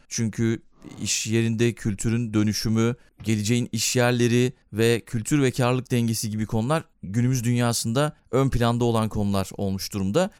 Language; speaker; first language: Turkish; early bilingual, heritage; Turkish